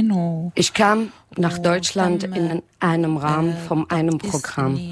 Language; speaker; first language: German; non-native, learner; Arabic